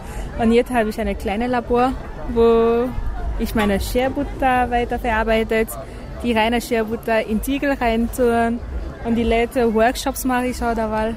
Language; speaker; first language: German; non-native, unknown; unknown